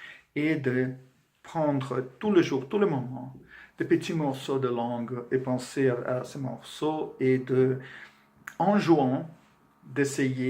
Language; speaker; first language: French; non-native, fluent; Portuguese